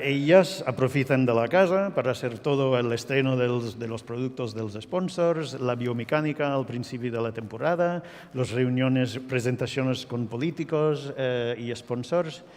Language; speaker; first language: Spanish; non-native, fluent; English